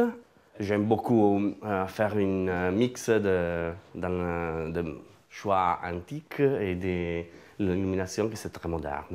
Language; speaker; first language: French; non-native, learner; Italian